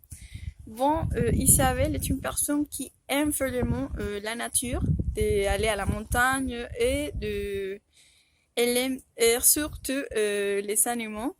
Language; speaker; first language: French; non-native, fluent; Spanish